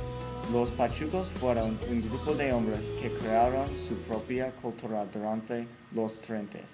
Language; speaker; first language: Spanish; non-native, learner; English